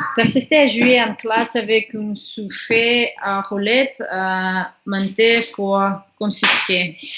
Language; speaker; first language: French; non-native, learner; Russian